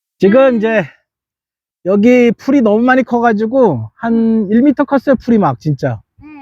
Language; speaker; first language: Korean; native; Korean